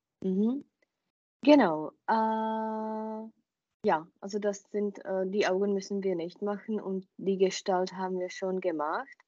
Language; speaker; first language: German; non-native, fluent; Czech